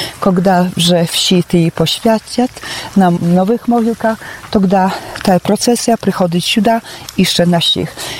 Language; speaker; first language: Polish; non-native, local second language; Belarusian